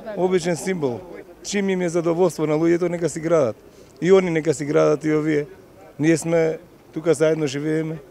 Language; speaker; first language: Macedonian; native; Macedonian